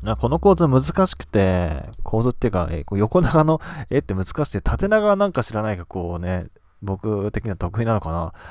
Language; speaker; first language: Japanese; native; Japanese